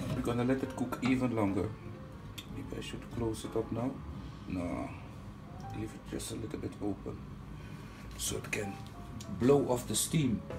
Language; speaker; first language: English; non-native, fluent; Dutch